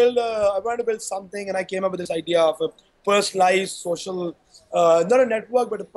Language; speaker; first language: English; non-native, local second language; Urdu